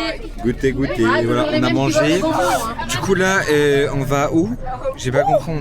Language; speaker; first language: French; native; French